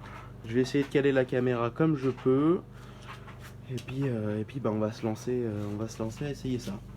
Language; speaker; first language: French; native; French